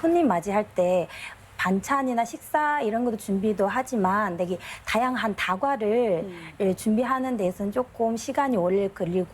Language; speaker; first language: Korean; non-native, fluent; Chinese